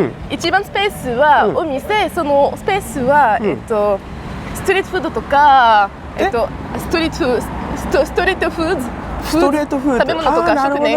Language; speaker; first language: Japanese; non-native, learner; French